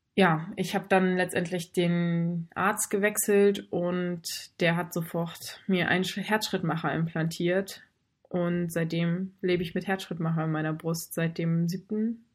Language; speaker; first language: German; native; German